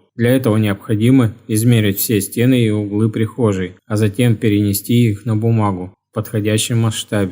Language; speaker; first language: Russian; native; Russian